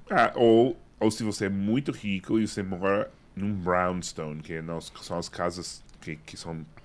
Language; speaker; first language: Portuguese; non-native, fluent; English